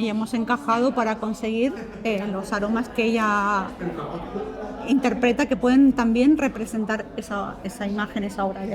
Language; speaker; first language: Spanish; native; Spanish